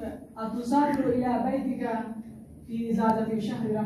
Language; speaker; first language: Arabic; non-native, learner; Urdu